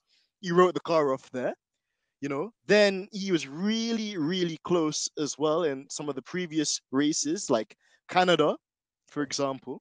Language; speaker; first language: English; native; English